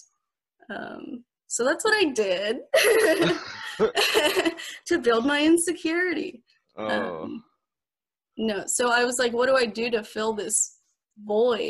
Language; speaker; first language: English; native; English